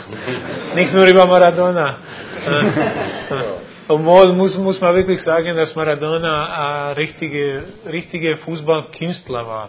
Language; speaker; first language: German; non-native, fluent; Croatian